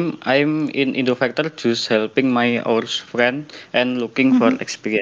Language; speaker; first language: English; non-native, learner; Indonesian